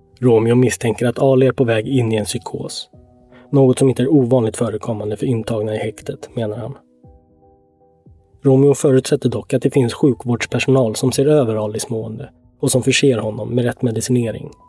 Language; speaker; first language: Swedish; native; Swedish